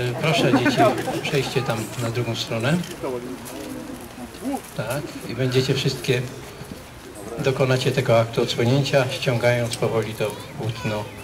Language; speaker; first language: Polish; native; Polish